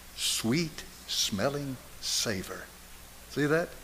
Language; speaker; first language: English; native; English